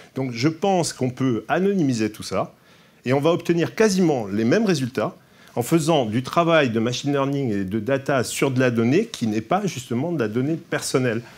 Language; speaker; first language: French; native; French